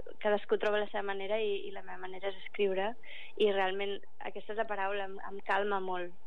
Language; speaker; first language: Catalan; early bilingual, other home language; English